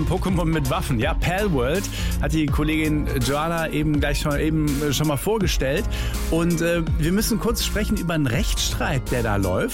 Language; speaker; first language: German; native; German